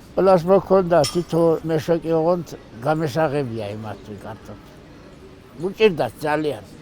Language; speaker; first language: Georgian; non-native, local second language; Svan